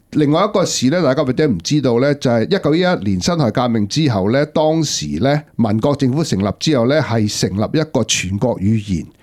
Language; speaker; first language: Cantonese; non-native, local second language; Wu Chinese